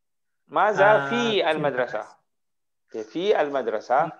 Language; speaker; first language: Arabic; non-native, fluent; Malay